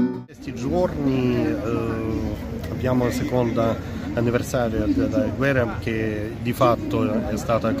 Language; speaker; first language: Italian; non-native, learner; Ukrainian